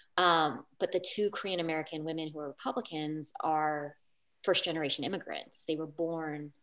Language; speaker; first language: English; native; English